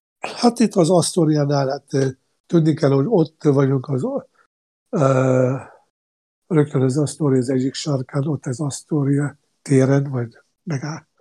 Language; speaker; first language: Hungarian; non-native, fluent; Arabic